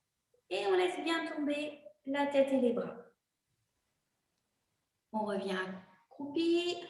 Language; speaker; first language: French; native; French